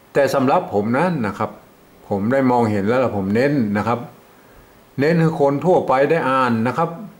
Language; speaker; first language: Thai; native; Thai